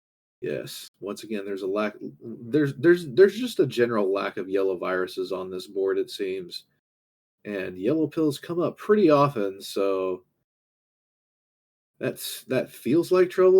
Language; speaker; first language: English; native; English